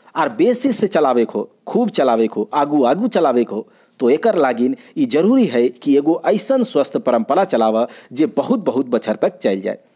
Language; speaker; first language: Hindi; non-native, local second language; Magahi